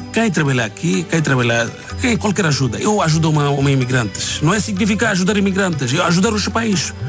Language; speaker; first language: Portuguese; non-native, learner; Bangla